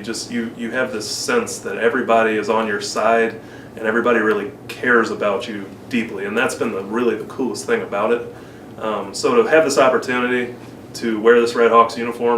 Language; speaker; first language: English; native; English